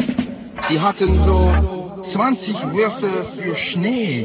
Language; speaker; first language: German; non-native, learner; Dutch